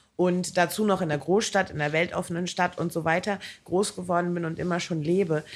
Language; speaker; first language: German; native; German